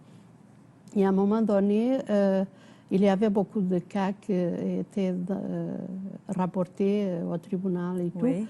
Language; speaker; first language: French; non-native, fluent; Portuguese